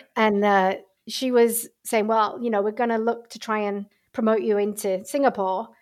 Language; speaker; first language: English; native; English